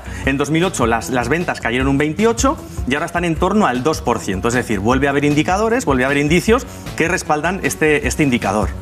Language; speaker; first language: Spanish; native; Spanish